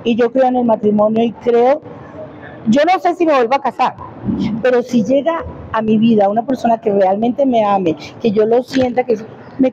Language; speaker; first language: Spanish; native; Spanish